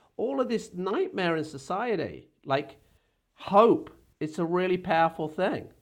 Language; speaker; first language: English; native; English